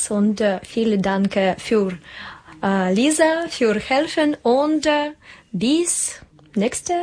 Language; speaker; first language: German; non-native, learner; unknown